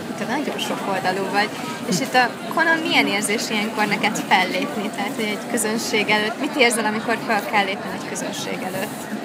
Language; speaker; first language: Hungarian; native; Hungarian